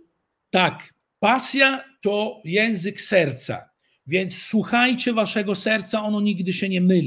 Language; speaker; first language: Polish; early bilingual, heritage; Italian